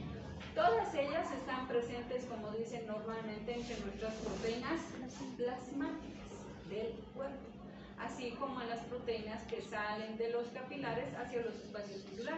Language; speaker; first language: Spanish; native; Spanish